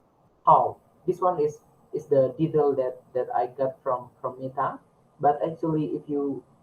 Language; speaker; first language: English; non-native, learner; Indonesian